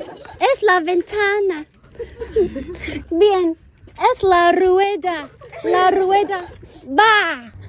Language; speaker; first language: Spanish; non-native, fluent; English